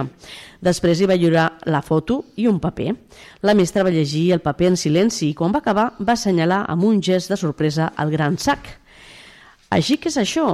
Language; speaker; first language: Catalan; native; Catalan